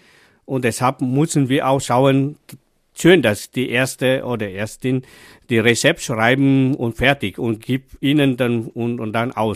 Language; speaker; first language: German; non-native, fluent; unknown